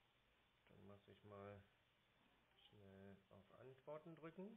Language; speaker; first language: German; native; German